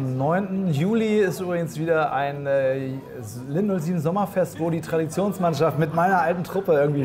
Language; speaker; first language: German; native; German